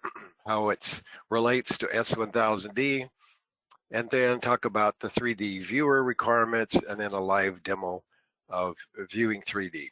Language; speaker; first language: English; native; English